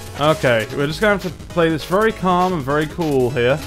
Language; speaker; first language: English; native; English